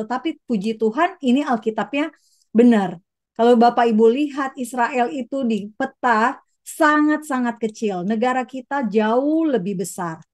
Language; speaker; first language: Indonesian; native; Indonesian